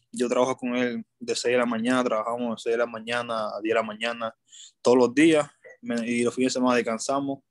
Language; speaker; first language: Spanish; native; Spanish